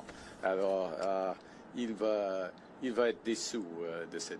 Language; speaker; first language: French; non-native, fluent; English